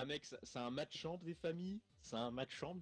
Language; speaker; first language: French; native; French